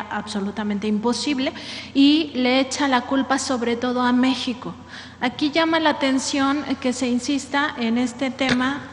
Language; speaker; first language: Spanish; native; Spanish